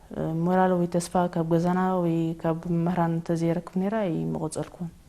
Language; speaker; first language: Tigrinya; early bilingual, heritage; Tigrinya